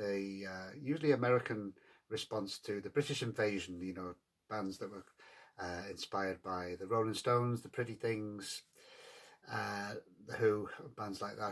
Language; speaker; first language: English; native; English